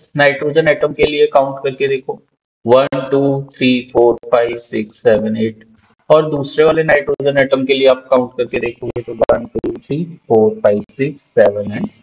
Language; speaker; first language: Hindi; native; Hindi